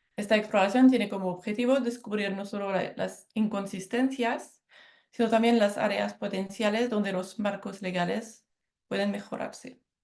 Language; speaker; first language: Spanish; non-native, fluent; French